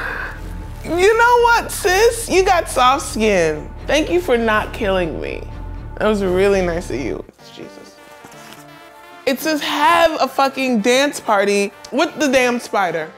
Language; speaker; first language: English; native; English